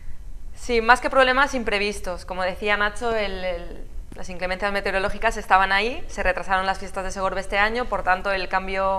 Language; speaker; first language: Spanish; native; Spanish